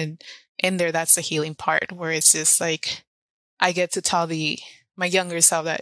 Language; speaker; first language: English; early bilingual, other home language; Spanish